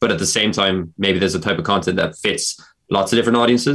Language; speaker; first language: English; native; English